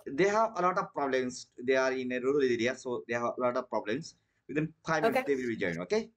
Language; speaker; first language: English; non-native, learner; Marathi